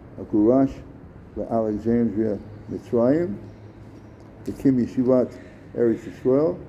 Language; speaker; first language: Hebrew; non-native, fluent; English